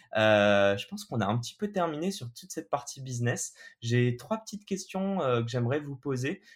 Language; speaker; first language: French; native; French